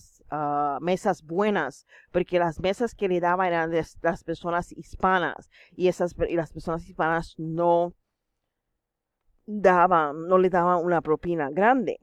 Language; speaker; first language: Spanish; non-native, fluent; English